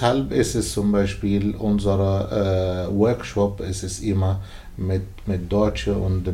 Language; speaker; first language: German; non-native, learner; Arabic